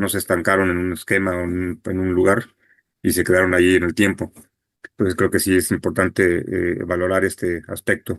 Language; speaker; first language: Spanish; native; Spanish